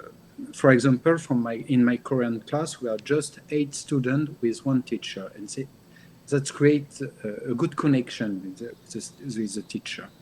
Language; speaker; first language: English; non-native, learner; French